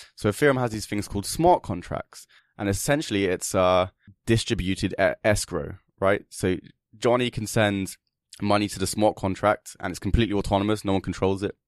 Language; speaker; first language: English; native; English